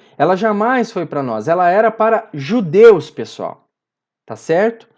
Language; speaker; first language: Portuguese; native; Portuguese